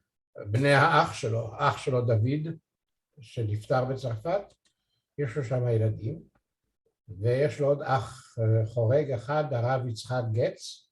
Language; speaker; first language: Hebrew; early bilingual, other home language; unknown